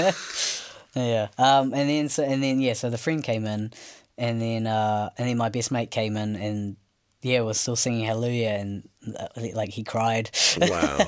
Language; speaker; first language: English; native; English